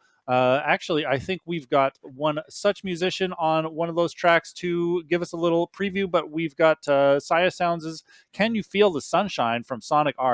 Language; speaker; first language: English; native; English